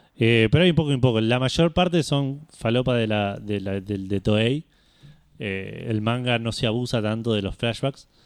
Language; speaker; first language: Spanish; native; Spanish